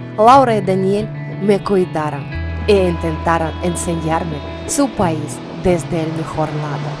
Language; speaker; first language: Spanish; non-native, learner; Ukrainian